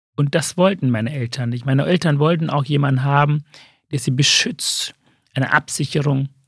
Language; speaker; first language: German; early bilingual, other home language; Sinhala